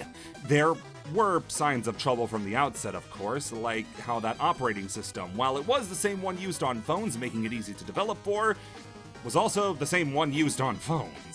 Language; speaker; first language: English; native; English